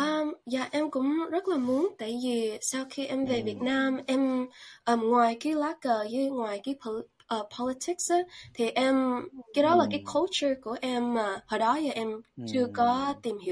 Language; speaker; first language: Vietnamese; early bilingual, heritage; Vietnamese